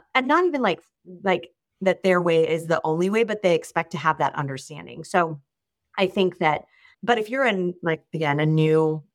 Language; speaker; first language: English; native; English